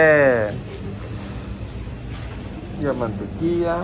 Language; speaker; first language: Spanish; non-native, learner; English